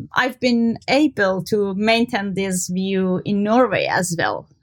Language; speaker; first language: English; non-native, fluent; Persian